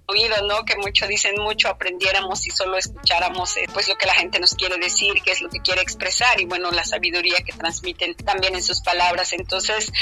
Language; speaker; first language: Spanish; native; Spanish